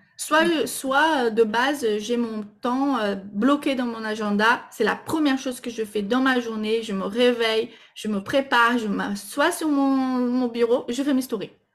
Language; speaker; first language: French; non-native, fluent; Portuguese